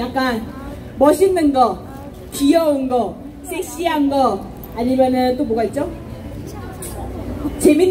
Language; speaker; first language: Korean; non-native, fluent; Japanese